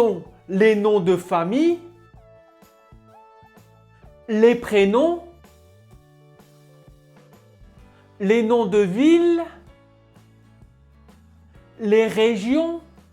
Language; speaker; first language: French; native; French